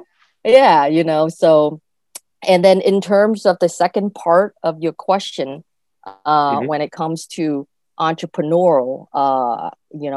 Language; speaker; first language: English; native; English